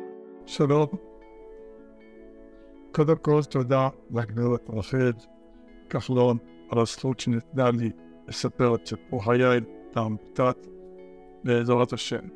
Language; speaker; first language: Hebrew; early bilingual, other home language; Arabic